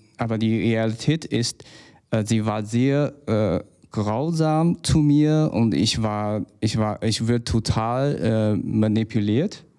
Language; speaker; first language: German; non-native, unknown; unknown